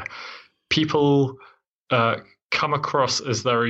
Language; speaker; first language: English; native; English